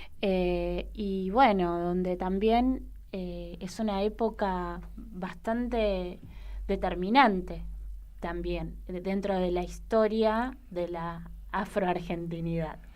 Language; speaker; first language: Spanish; native; Spanish